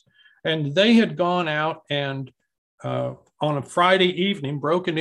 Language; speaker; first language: English; native; English